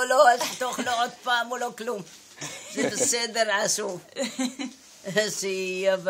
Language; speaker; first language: Hebrew; non-native, fluent; Arabic